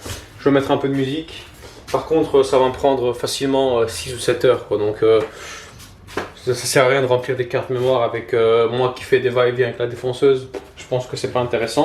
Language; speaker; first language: French; native; French